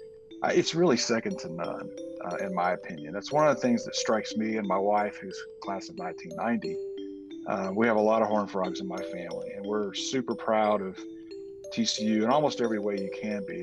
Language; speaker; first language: English; native; English